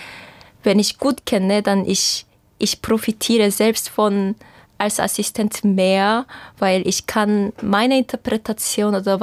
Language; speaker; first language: German; non-native, fluent; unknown